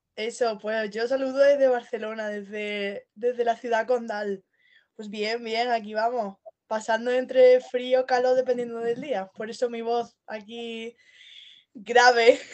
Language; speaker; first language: Spanish; native; Spanish